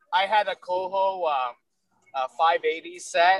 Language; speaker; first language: English; early bilingual, other home language; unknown